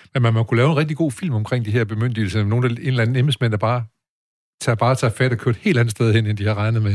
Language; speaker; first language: Danish; native; Danish